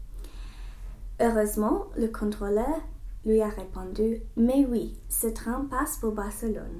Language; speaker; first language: French; non-native, learner; English